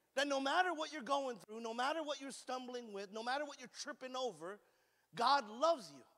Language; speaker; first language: English; native; English